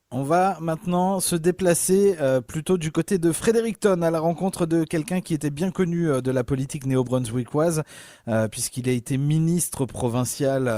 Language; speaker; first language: French; native; French